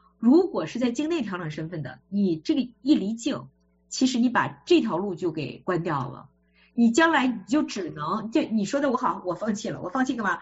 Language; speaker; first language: Chinese; native; Chinese